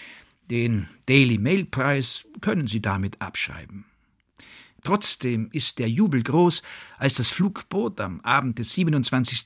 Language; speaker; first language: German; native; German